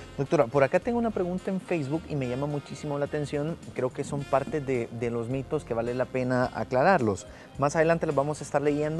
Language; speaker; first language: Spanish; native; Spanish